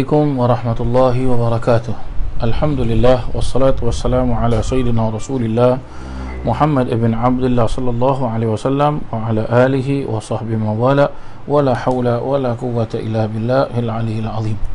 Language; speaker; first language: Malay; native; Malay